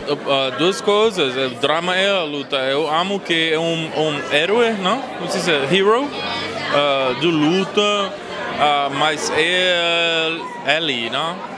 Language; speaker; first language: Portuguese; non-native, learner; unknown